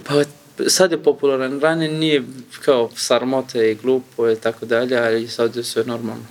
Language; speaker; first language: Serbian; non-native, learner; Kurdish